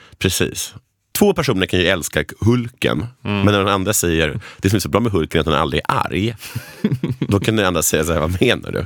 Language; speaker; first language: Swedish; native; Swedish